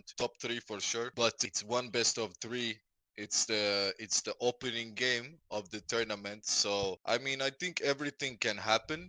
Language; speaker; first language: English; non-native, fluent; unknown